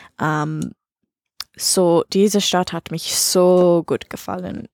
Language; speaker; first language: German; non-native, learner; English